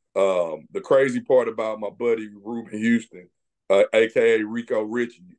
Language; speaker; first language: English; native; English